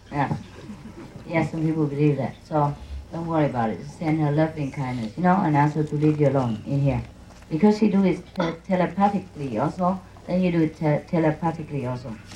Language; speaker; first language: English; non-native, fluent; Vietnamese